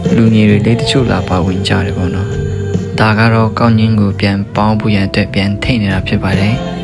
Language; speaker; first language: Burmese; non-native, local second language; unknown